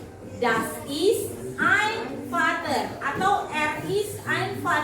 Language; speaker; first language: German; non-native, learner; Indonesian